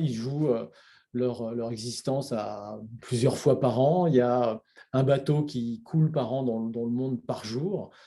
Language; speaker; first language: French; native; French